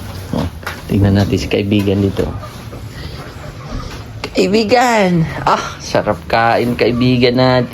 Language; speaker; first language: Filipino; native; Filipino